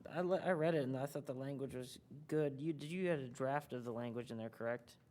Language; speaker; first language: English; native; English